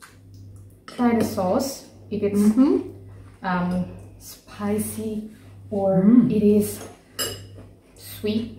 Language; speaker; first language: English; non-native, learner; Indonesian